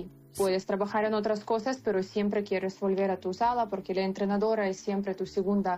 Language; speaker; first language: Spanish; non-native, fluent; Ukrainian